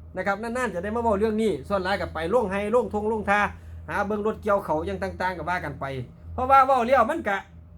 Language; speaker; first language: Thai; native; Thai